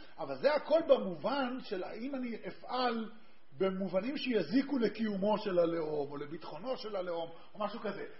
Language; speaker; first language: Hebrew; native; Hebrew